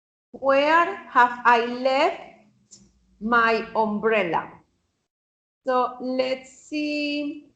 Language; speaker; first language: English; non-native, fluent; Spanish